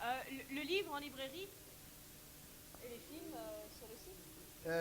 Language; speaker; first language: French; native; French